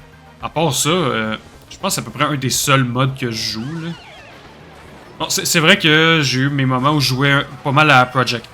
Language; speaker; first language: French; native; French